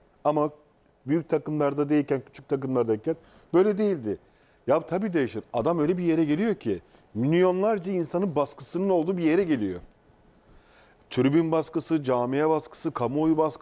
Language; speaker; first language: Turkish; native; Turkish